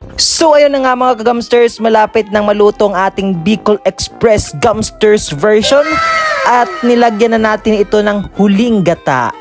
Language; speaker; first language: Filipino; non-native, local second language; Hiligaynon